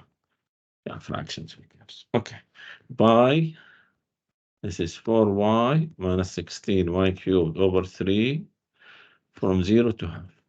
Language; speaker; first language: English; non-native, fluent; Arabic